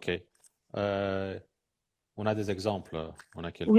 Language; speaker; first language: French; non-native, fluent; Persian